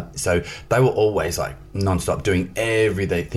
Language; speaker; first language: English; native; English